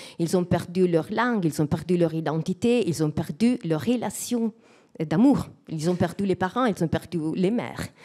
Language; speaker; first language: French; non-native, fluent; Italian